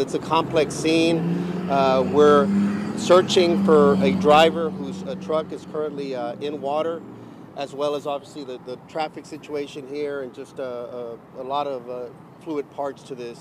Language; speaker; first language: English; early bilingual, other home language; Spanish